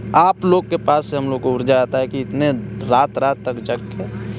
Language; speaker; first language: Hindi; native; Hindi